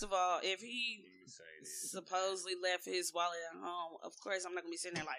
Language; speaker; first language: English; native; English